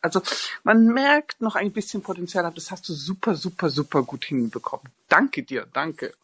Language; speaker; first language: German; native; German